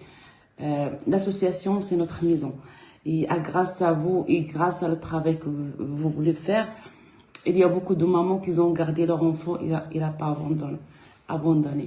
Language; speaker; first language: French; non-native, local second language; Arabic